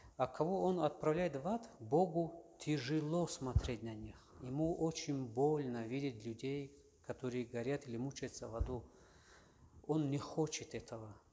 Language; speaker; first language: Russian; non-native, local second language; Tajik